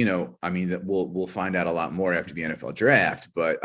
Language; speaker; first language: English; native; English